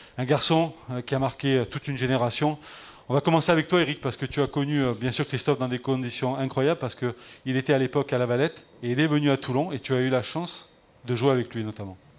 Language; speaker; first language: French; native; French